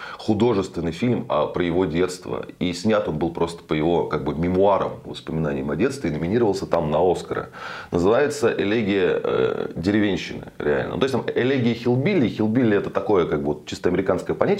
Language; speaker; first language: Russian; native; Russian